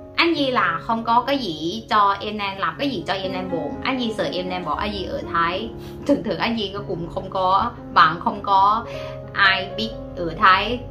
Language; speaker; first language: Vietnamese; non-native, learner; Thai